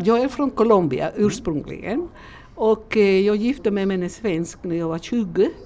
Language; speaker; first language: Swedish; non-native, fluent; Spanish